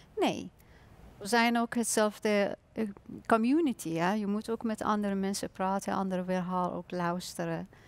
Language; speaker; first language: Dutch; non-native, learner; Persian